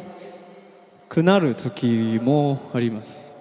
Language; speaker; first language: Japanese; non-native, learner; Korean